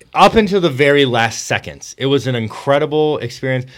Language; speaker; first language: English; early bilingual, other home language; Spanish